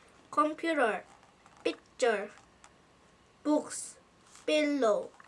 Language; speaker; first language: English; non-native, learner; Korean